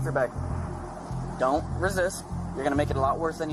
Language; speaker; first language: English; native; English